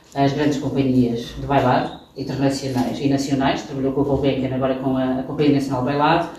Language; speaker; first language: Portuguese; native; Portuguese